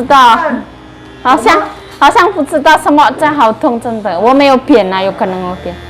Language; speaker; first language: Chinese; non-native, learner; Indonesian